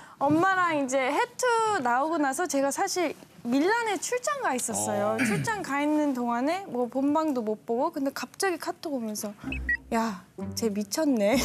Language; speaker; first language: Korean; early bilingual, heritage; Korean